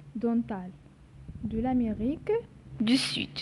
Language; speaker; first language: French; non-native, local second language; Arabic